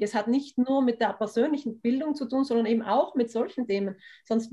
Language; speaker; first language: German; native; German